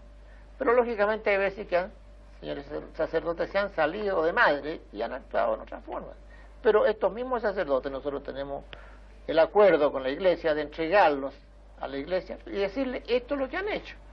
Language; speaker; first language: Spanish; native; Spanish